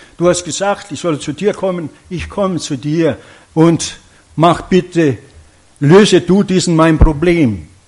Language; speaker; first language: German; non-native, fluent; Italian